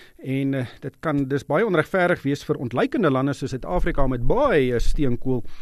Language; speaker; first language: Afrikaans; native; Afrikaans